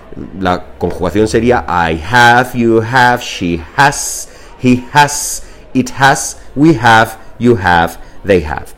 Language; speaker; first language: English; non-native, fluent; Spanish